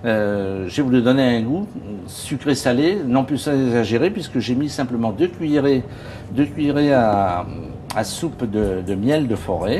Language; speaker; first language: French; native; French